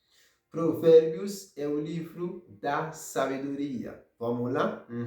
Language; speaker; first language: Portuguese; non-native, fluent; Haitian Creole